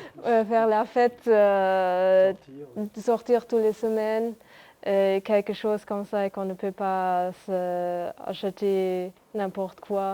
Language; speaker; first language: French; non-native, local second language; Luxembourgish